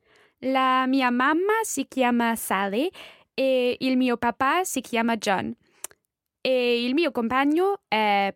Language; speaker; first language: Italian; non-native, learner; English